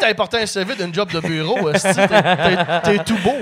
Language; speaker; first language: French; native; French